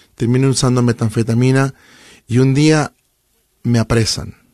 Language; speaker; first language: Spanish; native; Spanish